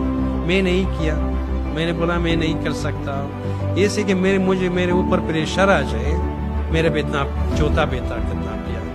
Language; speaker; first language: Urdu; non-native, learner; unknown